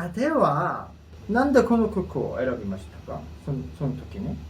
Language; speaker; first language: Japanese; non-native, learner; Korean